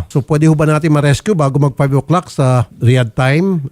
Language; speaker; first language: Filipino; native; Filipino